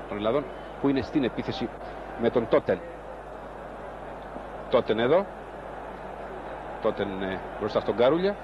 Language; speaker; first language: Greek; native; Greek